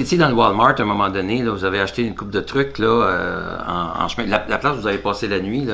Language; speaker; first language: French; native; French